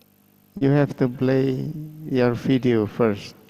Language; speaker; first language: English; non-native, fluent; Indonesian